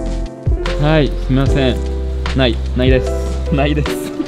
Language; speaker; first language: Japanese; non-native, learner; French